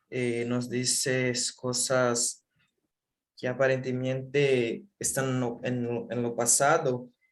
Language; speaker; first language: Spanish; non-native, learner; Portuguese